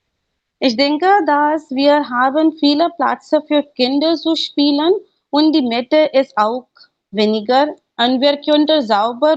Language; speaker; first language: German; non-native, learner; Hindi